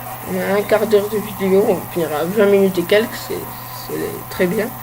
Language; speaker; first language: French; native; French